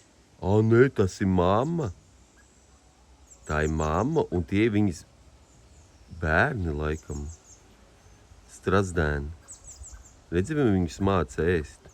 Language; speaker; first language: Latvian; native; Latvian